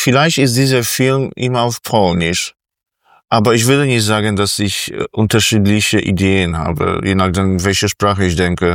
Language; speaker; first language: German; non-native, fluent; Polish